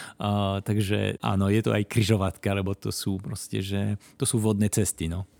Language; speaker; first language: Slovak; non-native, fluent; French